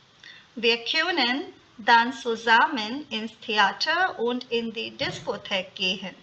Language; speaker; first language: German; non-native, fluent; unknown